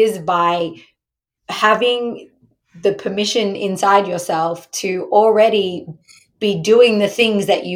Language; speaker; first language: English; native; English